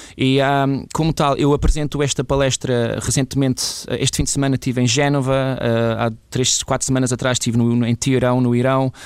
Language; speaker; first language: Portuguese; early bilingual, other home language; English